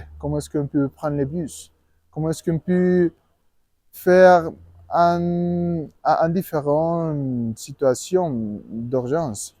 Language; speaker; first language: French; non-native, learner; Spanish